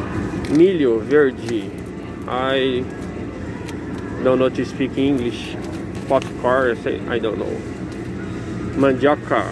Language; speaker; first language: English; non-native, learner; Portuguese